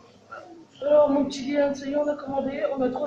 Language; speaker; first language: French; native; French